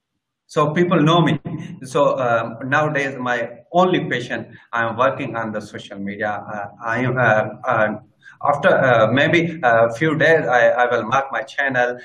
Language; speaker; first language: English; non-native, learner; Sindhi